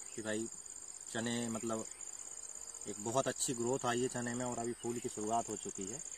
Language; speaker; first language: Hindi; native; Hindi